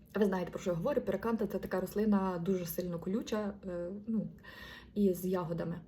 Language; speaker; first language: Ukrainian; non-native, local second language; Russian